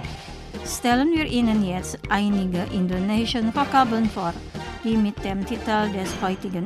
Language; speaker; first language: German; non-native, fluent; Indonesian